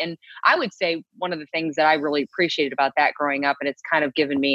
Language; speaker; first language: English; native; English